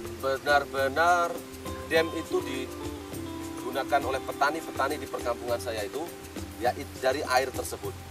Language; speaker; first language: Indonesian; non-native, local second language; Javanese